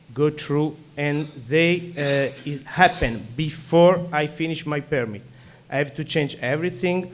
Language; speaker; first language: English; non-native, learner; Italian